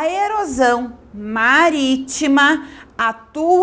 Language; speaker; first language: Portuguese; native; Portuguese